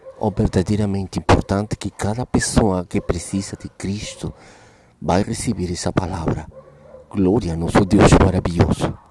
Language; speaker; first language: Portuguese; non-native, learner; Spanish